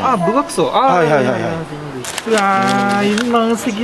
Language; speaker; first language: Japanese; native; Japanese